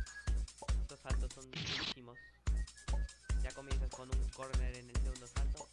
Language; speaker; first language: Spanish; native; Spanish